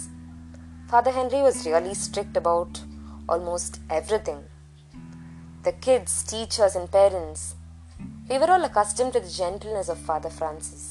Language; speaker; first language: English; non-native, local second language; Malayalam